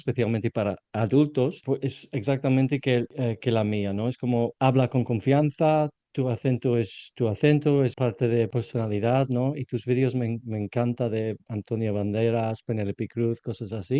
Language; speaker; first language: Spanish; non-native, learner; English